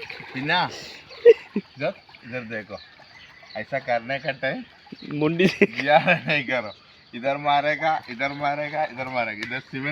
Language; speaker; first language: Hindi; non-native, local second language; Malayalam